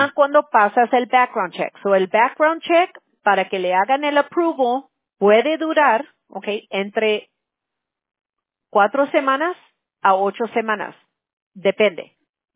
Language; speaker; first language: Spanish; early bilingual, heritage; Spanish